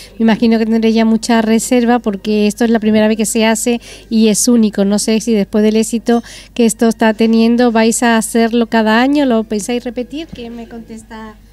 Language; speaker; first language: Spanish; native; Spanish